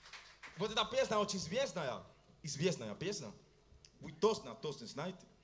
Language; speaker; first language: Russian; early bilingual, heritage; Russian